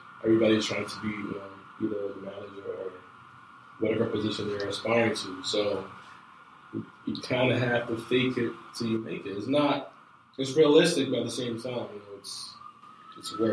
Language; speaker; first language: English; non-native, local second language; Akan